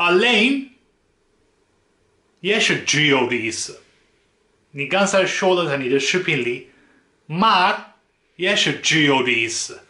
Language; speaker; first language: Chinese; non-native, fluent; Dutch